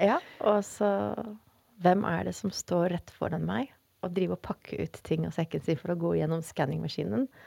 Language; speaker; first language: Norwegian; non-native, fluent; Dutch